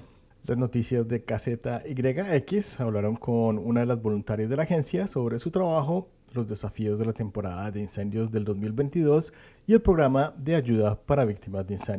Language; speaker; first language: Spanish; native; Spanish